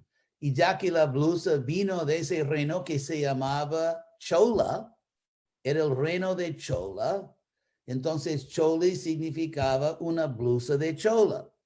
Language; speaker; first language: Spanish; non-native, fluent; English